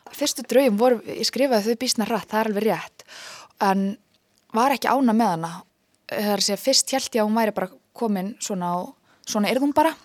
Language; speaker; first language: Icelandic; native; Icelandic